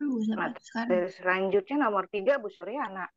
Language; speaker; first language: Indonesian; native; Indonesian